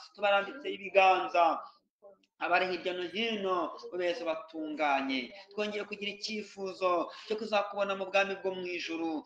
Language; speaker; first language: Kinyarwanda; native; Kinyarwanda